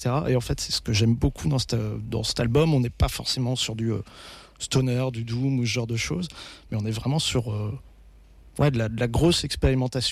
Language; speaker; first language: French; native; French